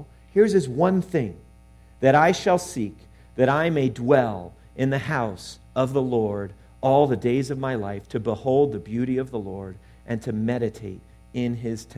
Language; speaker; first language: English; native; English